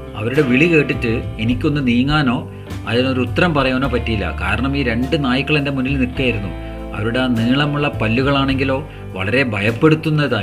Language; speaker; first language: Malayalam; native; Malayalam